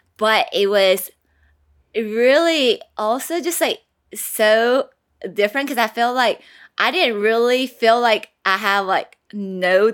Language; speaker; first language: English; non-native, fluent; Chinese